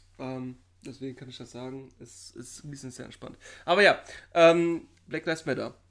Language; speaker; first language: German; early bilingual, other home language; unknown